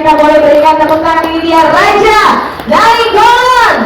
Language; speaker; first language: Indonesian; native; Indonesian